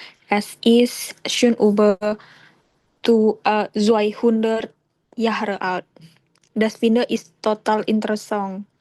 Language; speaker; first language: German; non-native, learner; Indonesian